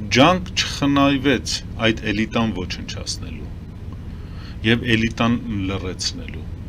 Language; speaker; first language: Armenian; early bilingual, heritage; Armenian